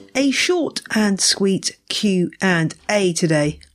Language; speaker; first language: English; native; English